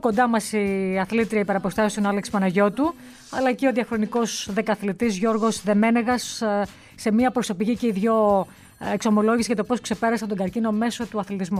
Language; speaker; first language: Greek; native; Greek